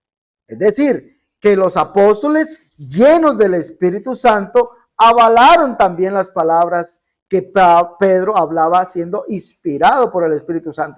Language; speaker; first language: Spanish; native; Spanish